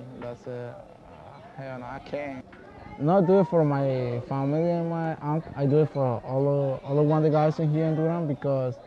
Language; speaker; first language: English; non-native, learner; Spanish